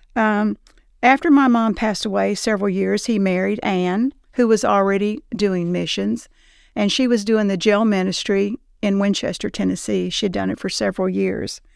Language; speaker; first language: English; native; English